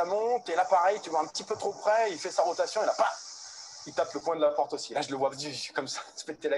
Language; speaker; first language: French; native; French